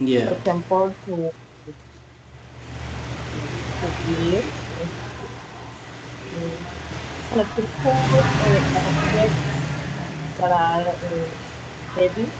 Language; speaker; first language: English; non-native, learner; Spanish